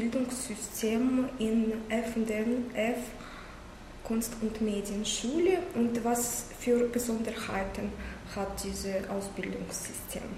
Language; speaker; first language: German; non-native, learner; Russian